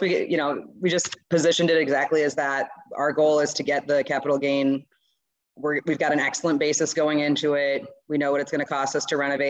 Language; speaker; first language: English; native; English